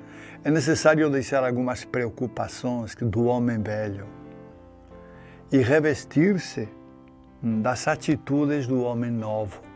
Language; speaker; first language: Portuguese; non-native, fluent; Spanish